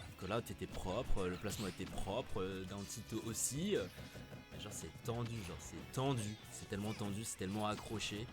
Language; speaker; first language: French; native; French